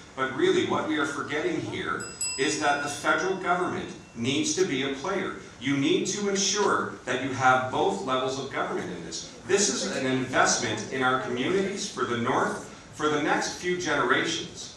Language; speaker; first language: English; native; English